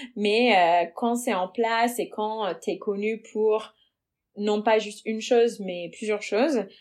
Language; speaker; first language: French; non-native, fluent; English